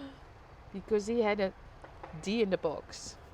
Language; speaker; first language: English; non-native, fluent; Dutch